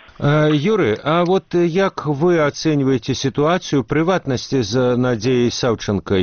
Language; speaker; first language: Belarusian; native; Belarusian